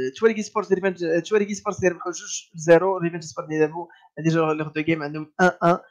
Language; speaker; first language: French; non-native, local second language; Arabic